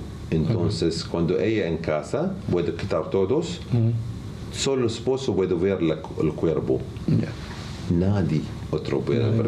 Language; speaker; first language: Spanish; non-native, learner; Arabic